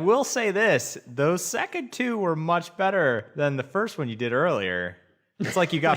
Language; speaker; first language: English; native; English